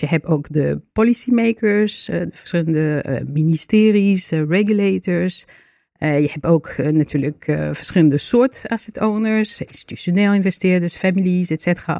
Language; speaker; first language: Dutch; non-native, fluent; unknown